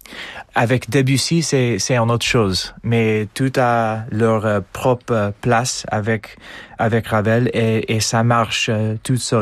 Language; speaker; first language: French; non-native, fluent; English